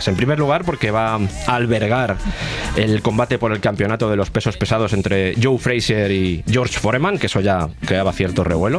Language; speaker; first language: Spanish; native; Spanish